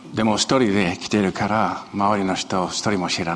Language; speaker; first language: Japanese; non-native, fluent; Chinese